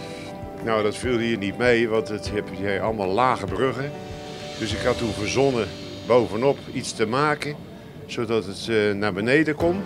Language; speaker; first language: Dutch; native; Dutch